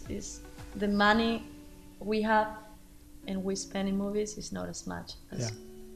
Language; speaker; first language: English; non-native, fluent; Spanish